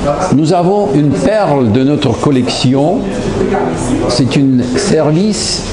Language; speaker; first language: French; non-native, fluent; Russian